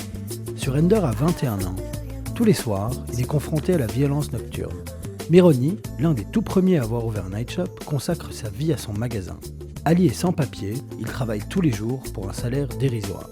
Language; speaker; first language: French; native; French